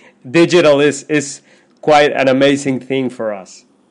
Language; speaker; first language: English; non-native, fluent; Spanish